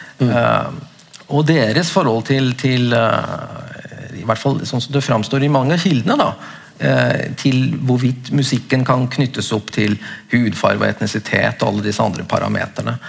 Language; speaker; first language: Norwegian; native; Norwegian